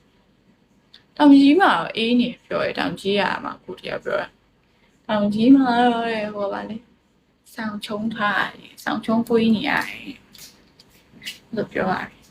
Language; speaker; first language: Burmese; native; Burmese